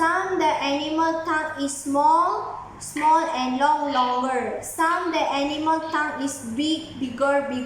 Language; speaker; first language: English; non-native, learner; Malay